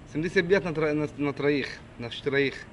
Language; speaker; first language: Russian; non-native, learner; Arabic